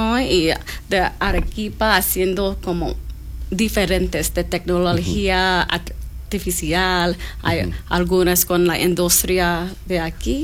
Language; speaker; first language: Spanish; non-native, learner; English